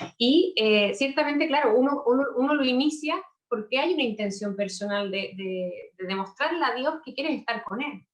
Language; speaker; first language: Spanish; native; Spanish